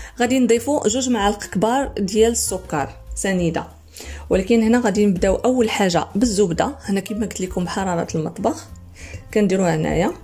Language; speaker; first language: Arabic; native; Arabic